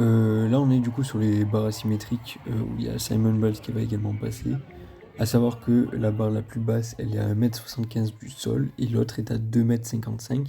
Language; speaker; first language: French; native; French